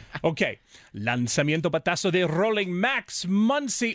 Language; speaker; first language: Spanish; non-native, fluent; English